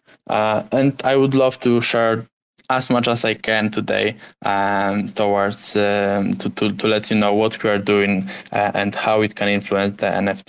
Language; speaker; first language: English; non-native, fluent; Polish